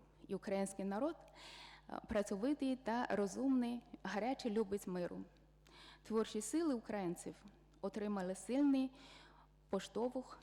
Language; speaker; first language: Ukrainian; non-native, fluent; Chinese